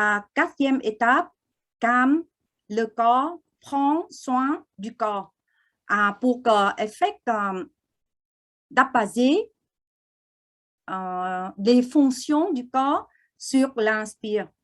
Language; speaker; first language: French; non-native, fluent; Vietnamese